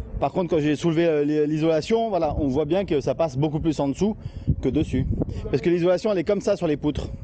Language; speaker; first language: French; native; French